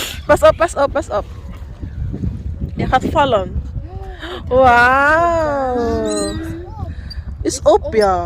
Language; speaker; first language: Dutch; non-native, fluent; Cebuano